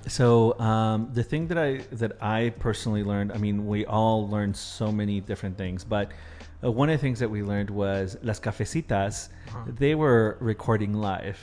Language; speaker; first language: English; early bilingual, other home language; Spanish